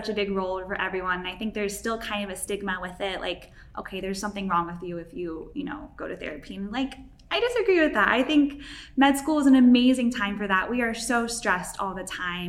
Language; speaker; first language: English; native; English